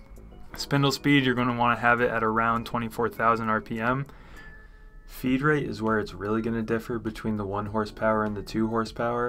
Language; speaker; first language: English; native; English